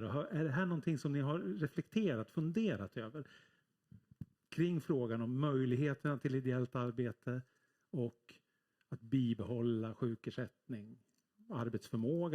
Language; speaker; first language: Swedish; native; Swedish